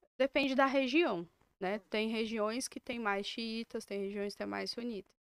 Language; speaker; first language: Portuguese; native; Portuguese